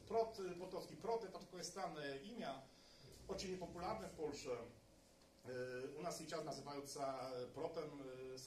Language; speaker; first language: Polish; non-native, learner; Russian